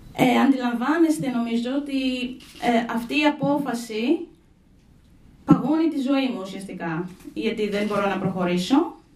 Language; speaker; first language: Greek; non-native, fluent; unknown